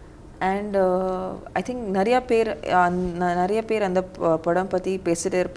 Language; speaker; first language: Tamil; non-native, local second language; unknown